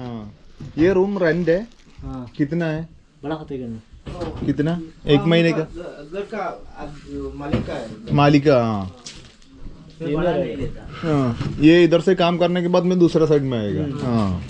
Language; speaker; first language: Hindi; non-native, learner; Malayalam